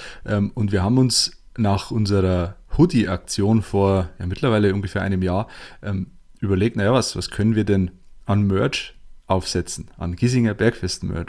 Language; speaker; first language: German; native; German